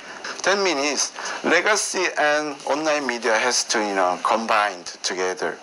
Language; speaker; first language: English; non-native, learner; Korean